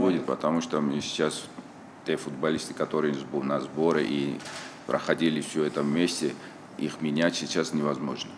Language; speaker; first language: Russian; non-native, local second language; Tajik